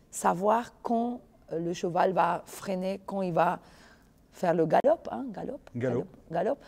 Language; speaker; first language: French; non-native, fluent; Spanish